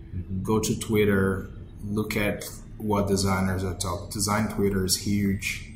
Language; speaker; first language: English; non-native, fluent; Portuguese